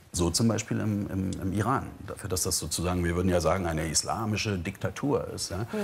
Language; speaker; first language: German; native; German